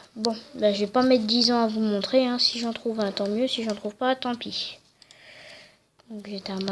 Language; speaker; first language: French; native; French